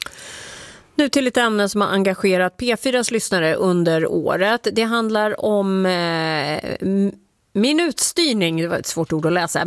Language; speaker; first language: Swedish; native; Swedish